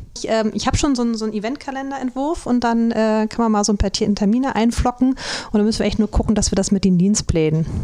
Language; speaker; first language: German; native; German